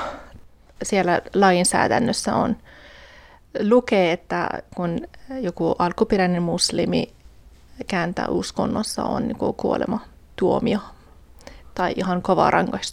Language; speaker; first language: Finnish; non-native, fluent; Persian